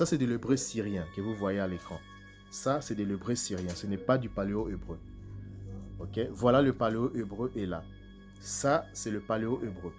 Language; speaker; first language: French; non-native, local second language; Kongo